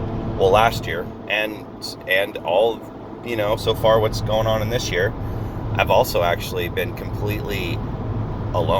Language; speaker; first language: English; native; English